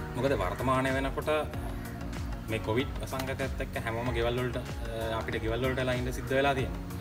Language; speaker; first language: Sinhala; native; Sinhala